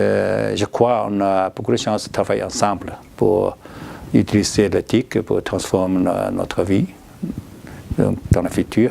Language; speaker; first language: French; non-native, learner; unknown